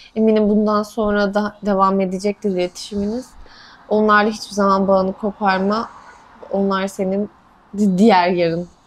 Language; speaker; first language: Turkish; native; Turkish